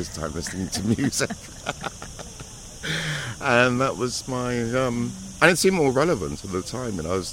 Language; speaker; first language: English; native; English